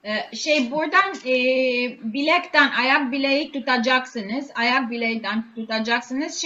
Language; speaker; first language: Turkish; non-native, learner; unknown